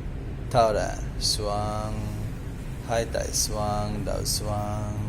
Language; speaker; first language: Vietnamese; non-native, learner; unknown